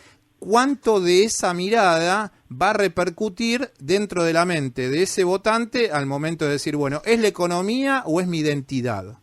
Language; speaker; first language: Spanish; native; Spanish